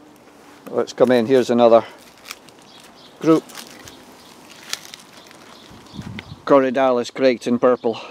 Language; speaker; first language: English; native; English